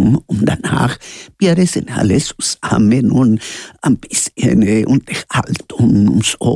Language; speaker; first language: German; non-native, learner; Spanish